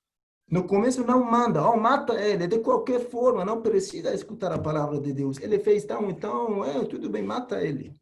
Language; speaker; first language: Portuguese; non-native, fluent; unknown